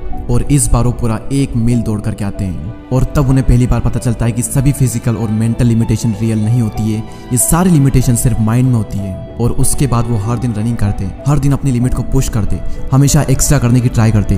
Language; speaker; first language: Hindi; native; Hindi